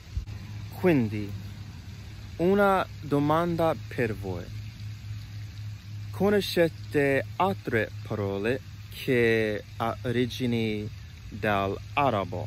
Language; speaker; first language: Italian; non-native, learner; English